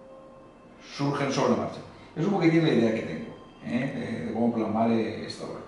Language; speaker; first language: Spanish; native; Spanish